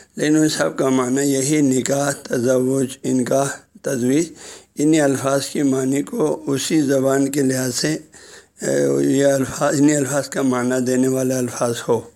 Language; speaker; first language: Urdu; non-native, local second language; Balti